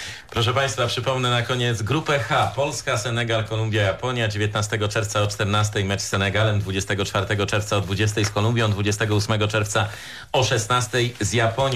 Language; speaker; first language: Polish; native; Polish